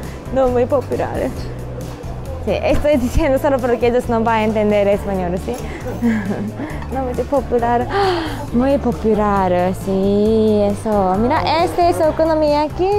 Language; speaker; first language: Spanish; non-native, learner; Japanese